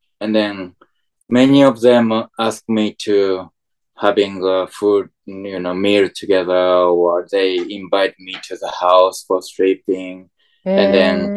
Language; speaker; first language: English; non-native, fluent; Japanese